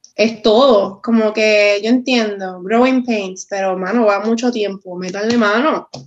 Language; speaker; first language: Spanish; native; Spanish